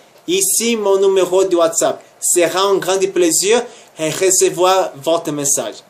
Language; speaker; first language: French; non-native, learner; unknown